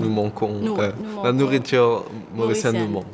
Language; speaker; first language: French; non-native, local second language; Morisyen